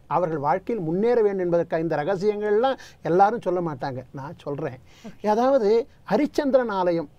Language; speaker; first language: Tamil; native; Tamil